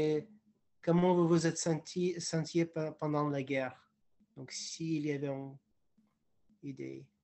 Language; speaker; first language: French; non-native, fluent; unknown